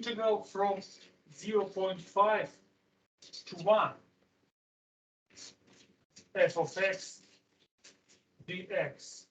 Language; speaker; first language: English; non-native, fluent; Russian